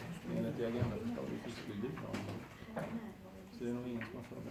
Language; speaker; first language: Swedish; native; Swedish